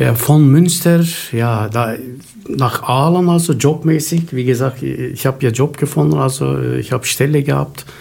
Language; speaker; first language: German; non-native, fluent; Turkish